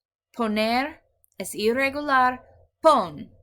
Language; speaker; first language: Spanish; non-native, fluent; English